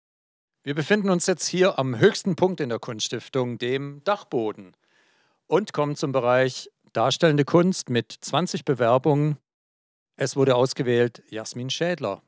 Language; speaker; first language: German; native; German